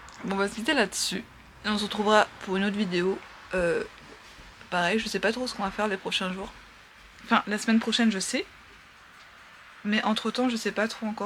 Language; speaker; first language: French; native; French